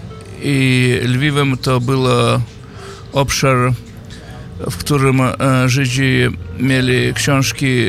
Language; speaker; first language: Polish; non-native, fluent; Yiddish